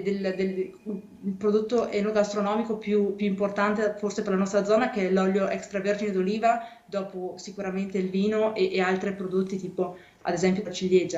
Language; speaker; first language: Italian; native; Italian